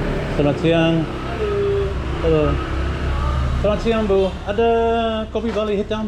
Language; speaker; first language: Indonesian; non-native, learner; English